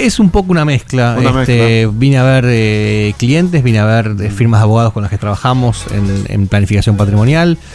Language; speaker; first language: Spanish; native; Spanish